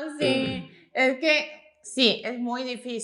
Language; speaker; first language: Spanish; non-native, fluent; Korean